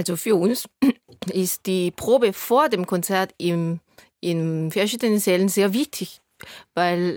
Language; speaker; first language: German; non-native, fluent; Korean